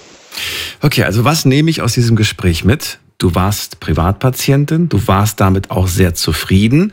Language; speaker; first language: German; native; German